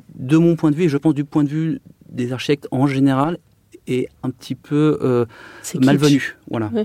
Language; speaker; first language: French; native; French